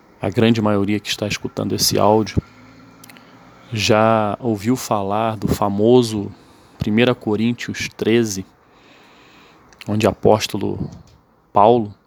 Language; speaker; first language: Portuguese; native; Portuguese